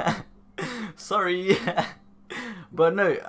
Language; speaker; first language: English; early bilingual, other home language; Nepali